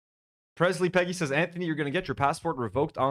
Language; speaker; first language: English; non-native, local second language; Arabic